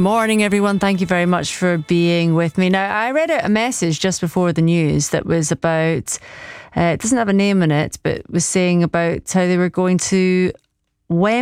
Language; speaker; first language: English; native; English